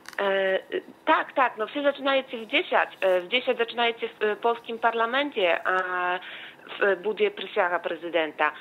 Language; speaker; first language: Polish; non-native, learner; Ukrainian